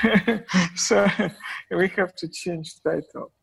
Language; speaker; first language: English; non-native, fluent; Russian